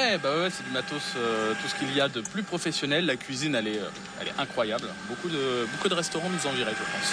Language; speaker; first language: French; native; French